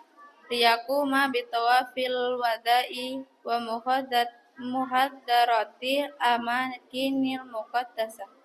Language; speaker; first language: Arabic; non-native, learner; Indonesian